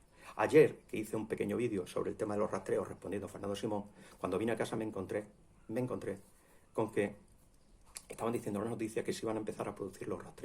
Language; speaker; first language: Spanish; native; Spanish